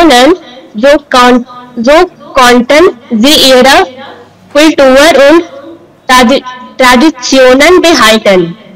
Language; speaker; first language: German; non-native, learner; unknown